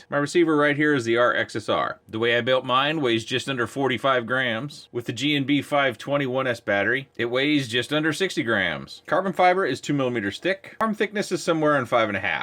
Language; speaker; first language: English; native; English